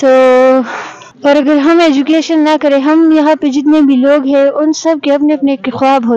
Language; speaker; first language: Hindi; non-native, fluent; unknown